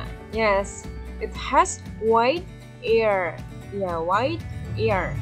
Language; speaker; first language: English; non-native, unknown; Indonesian